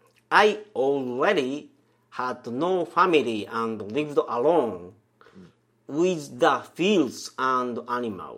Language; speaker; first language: English; non-native, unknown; Japanese